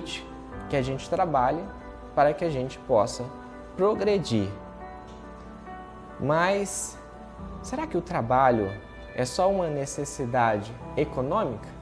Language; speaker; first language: Portuguese; native; Portuguese